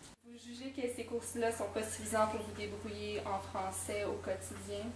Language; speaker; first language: French; native; French